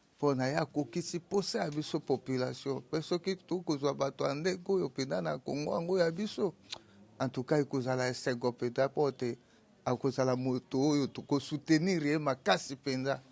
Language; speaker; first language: Lingala; native; Lingala